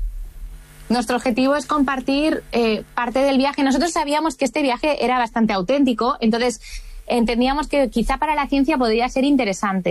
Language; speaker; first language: Spanish; native; Spanish